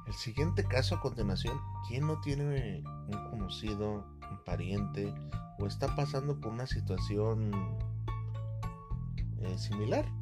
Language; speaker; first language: Spanish; native; Spanish